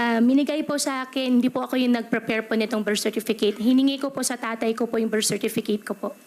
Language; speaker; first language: Filipino; native; Filipino